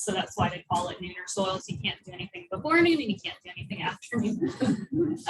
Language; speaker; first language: English; native; English